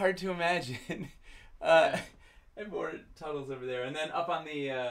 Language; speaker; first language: English; native; English